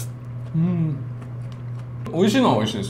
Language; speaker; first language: Japanese; non-native, fluent; Korean